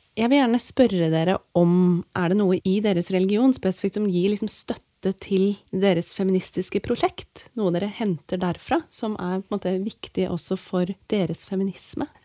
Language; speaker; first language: Norwegian; native; Norwegian